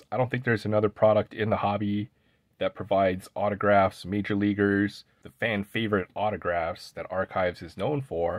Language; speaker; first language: English; native; English